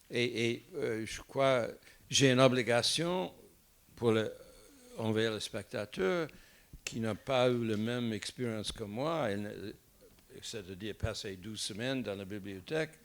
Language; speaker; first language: French; non-native, fluent; English